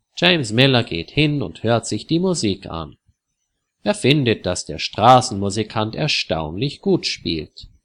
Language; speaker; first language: German; native; German